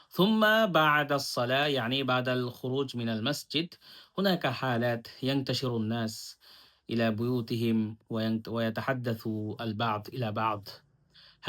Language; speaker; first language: Arabic; non-native, fluent; Bangla